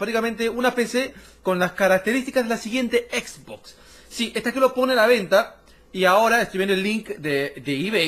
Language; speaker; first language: Spanish; native; Spanish